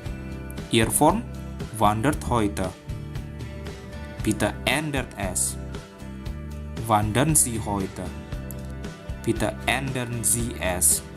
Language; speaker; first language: German; non-native, fluent; Indonesian